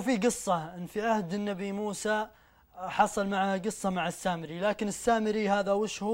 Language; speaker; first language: Arabic; native; Arabic